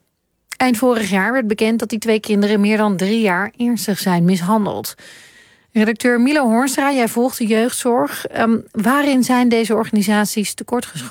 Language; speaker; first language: Dutch; native; Dutch